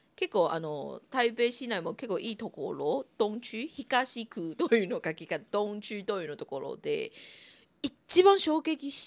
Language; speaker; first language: Japanese; non-native, fluent; Chinese